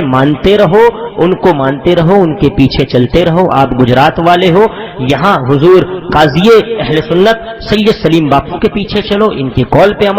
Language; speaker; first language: Urdu; native; Urdu